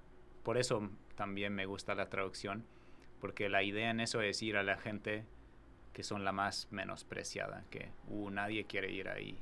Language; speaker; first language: Spanish; non-native, fluent; English